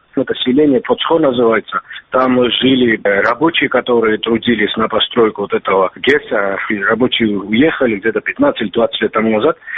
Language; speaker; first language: Russian; non-native, local second language; Georgian